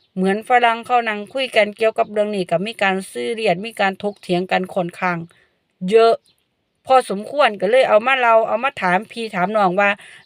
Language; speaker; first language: Thai; non-native, local second language; Northeastern Thai